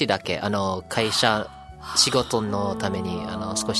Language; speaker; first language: Japanese; non-native, learner; English